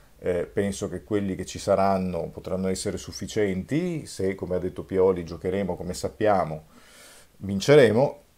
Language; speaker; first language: Italian; native; Italian